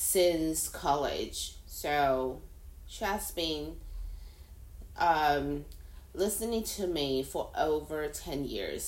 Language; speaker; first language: English; non-native, fluent; Chinese